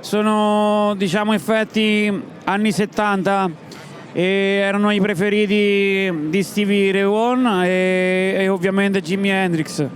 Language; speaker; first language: Italian; native; Italian